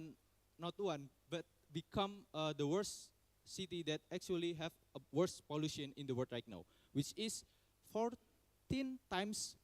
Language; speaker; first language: English; non-native, learner; Indonesian